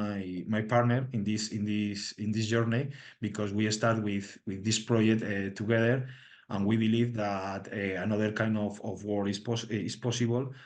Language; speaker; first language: English; non-native, learner; Spanish